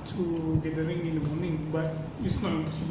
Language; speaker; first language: English; non-native, local second language; Malay